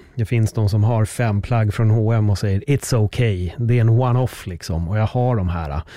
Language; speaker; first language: Swedish; native; Swedish